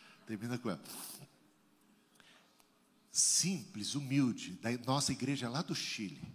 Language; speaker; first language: Portuguese; native; Portuguese